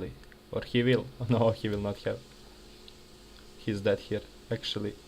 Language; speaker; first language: English; non-native, fluent; Serbian